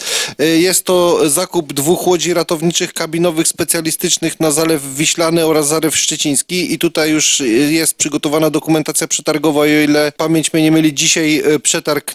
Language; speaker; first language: Polish; native; Polish